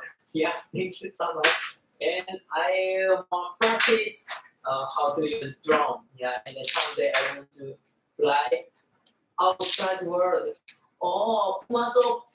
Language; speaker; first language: English; non-native, learner; Filipino